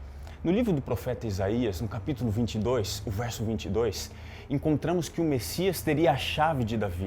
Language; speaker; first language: Portuguese; native; Portuguese